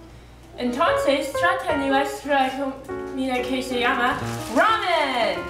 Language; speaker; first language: Spanish; non-native, learner; English